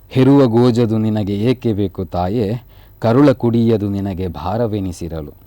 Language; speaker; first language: Kannada; native; Kannada